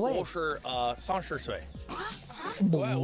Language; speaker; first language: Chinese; non-native, learner; English